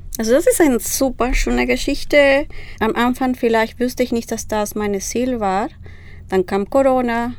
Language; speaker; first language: German; non-native, fluent; Spanish